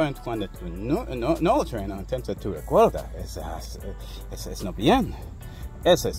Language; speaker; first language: Spanish; non-native, learner; English